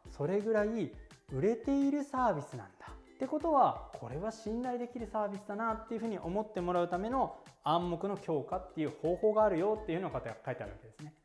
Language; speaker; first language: Japanese; early bilingual, heritage; Japanese